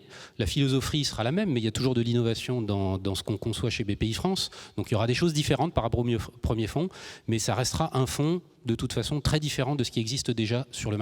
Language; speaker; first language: French; native; French